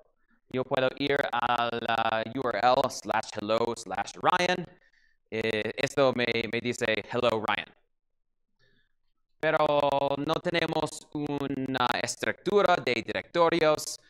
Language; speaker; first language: Spanish; non-native, learner; English